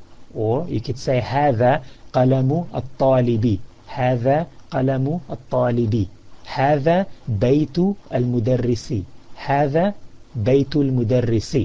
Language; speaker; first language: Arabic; non-native, fluent; English